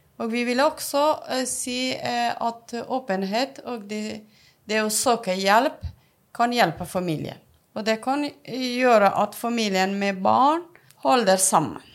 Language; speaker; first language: Norwegian; non-native, fluent; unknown